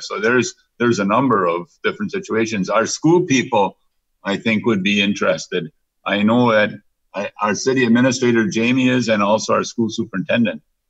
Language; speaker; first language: English; native; English